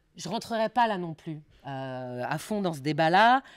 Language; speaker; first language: French; native; French